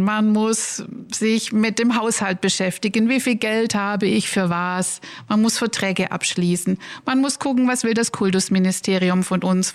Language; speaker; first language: German; native; German